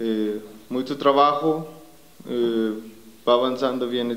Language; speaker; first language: Portuguese; non-native, learner; Spanish